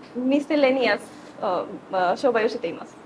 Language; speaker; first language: Japanese; non-native, learner; Bangla